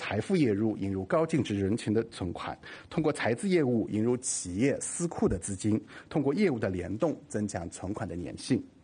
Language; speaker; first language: Chinese; native; Chinese